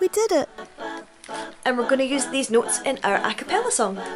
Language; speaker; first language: English; native; English